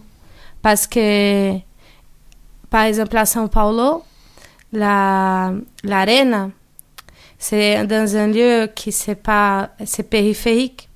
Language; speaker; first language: French; non-native, learner; Portuguese